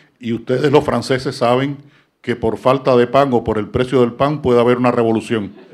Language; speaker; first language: Spanish; native; Spanish